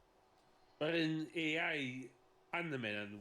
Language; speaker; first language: Welsh; native; Welsh